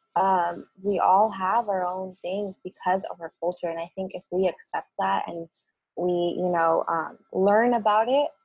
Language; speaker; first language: English; early bilingual, other home language; Spanish